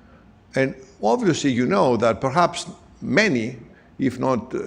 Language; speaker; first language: English; non-native, fluent; Greek